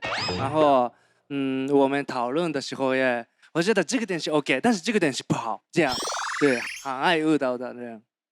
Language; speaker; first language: Chinese; non-native, learner; Japanese